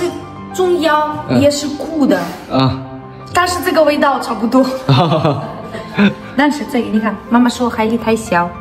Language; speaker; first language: Chinese; non-native, learner; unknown